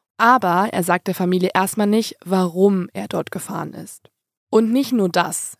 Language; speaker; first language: German; native; German